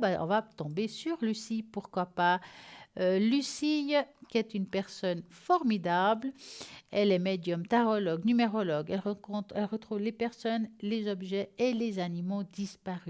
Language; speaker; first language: French; native; French